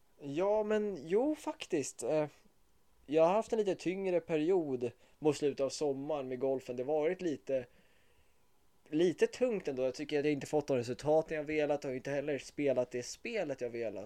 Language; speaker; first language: Swedish; native; Swedish